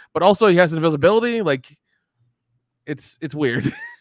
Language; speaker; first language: English; early bilingual, other home language; Hindi